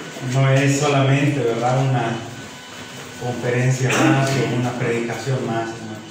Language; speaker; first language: Spanish; native; Spanish